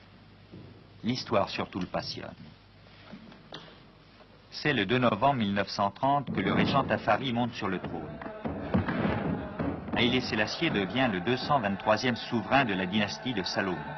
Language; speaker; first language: French; native; French